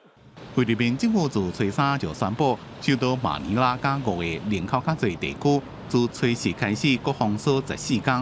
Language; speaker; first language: Chinese; native; Chinese